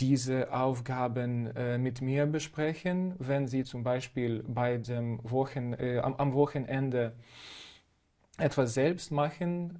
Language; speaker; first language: German; non-native, fluent; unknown